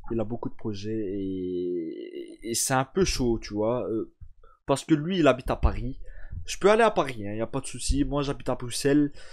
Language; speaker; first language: French; early bilingual, other home language; Turkish